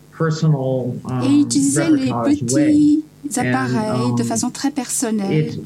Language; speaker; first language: French; non-native, learner; English